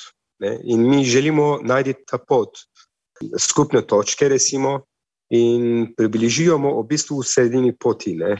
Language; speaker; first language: Slovenian; non-native, learner; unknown